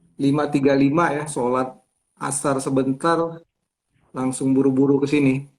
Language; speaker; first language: Indonesian; native; Indonesian